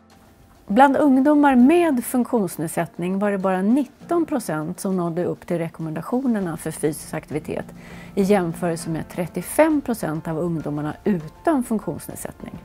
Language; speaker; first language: Swedish; native; Swedish